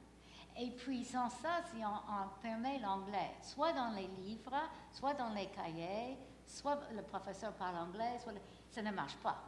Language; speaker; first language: French; non-native, fluent; English